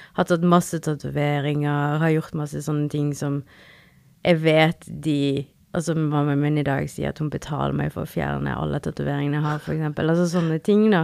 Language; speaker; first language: Norwegian; early bilingual, other home language; Spanish